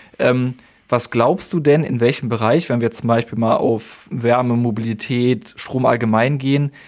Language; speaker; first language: German; native; German